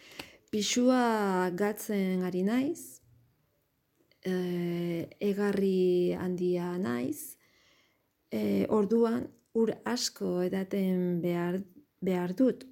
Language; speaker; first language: Basque; non-native, learner; Spanish